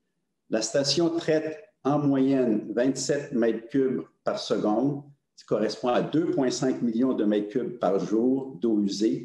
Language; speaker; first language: French; native; French